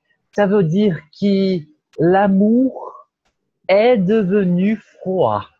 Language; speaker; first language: French; non-native, fluent; Portuguese